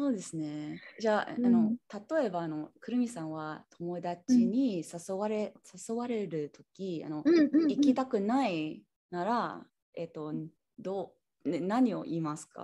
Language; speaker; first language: Japanese; non-native, learner; English